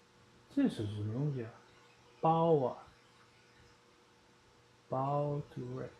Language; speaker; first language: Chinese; non-native, learner; Dutch